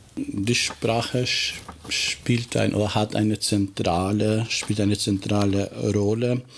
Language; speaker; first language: German; non-native, fluent; Albanian